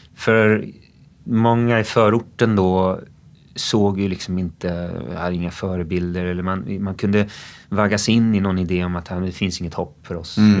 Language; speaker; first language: Swedish; early bilingual, other home language; English